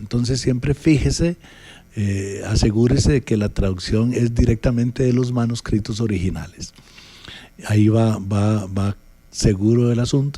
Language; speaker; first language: Spanish; native; Spanish